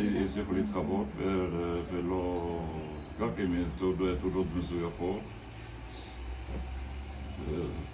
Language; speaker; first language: Hebrew; early bilingual, other home language; German